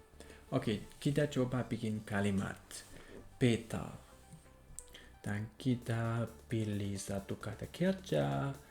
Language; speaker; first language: Indonesian; non-native, fluent; German